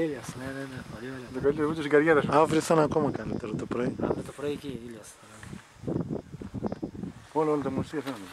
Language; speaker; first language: Greek; non-native, learner; Romanian